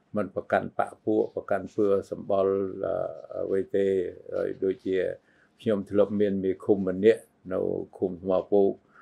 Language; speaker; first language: Khmer; native; Khmer